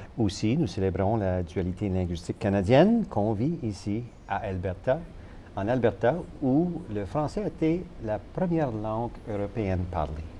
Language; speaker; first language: French; native; French